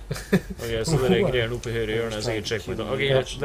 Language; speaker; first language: Norwegian; native; Norwegian